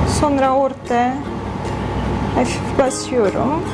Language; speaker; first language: Turkish; non-native, fluent; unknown